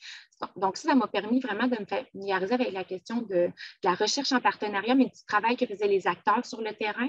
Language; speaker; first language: French; native; French